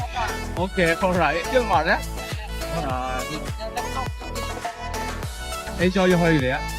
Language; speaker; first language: English; non-native, learner; Indonesian